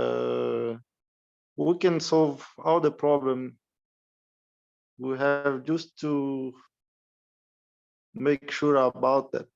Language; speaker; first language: English; non-native, learner; Portuguese